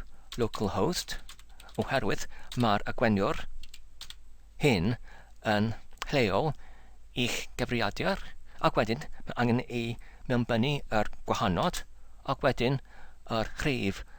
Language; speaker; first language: Welsh; non-native, learner; English